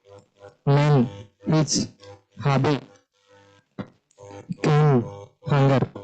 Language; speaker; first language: German; non-native, learner; Telugu